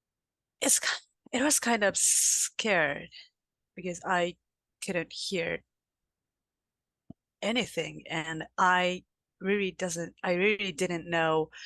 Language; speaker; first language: English; non-native, learner; Japanese